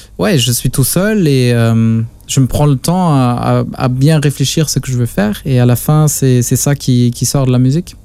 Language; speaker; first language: French; non-native, local second language; Luxembourgish